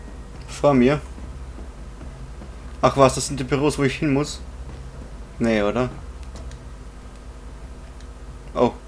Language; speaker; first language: German; native; German